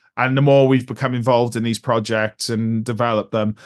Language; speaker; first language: English; native; English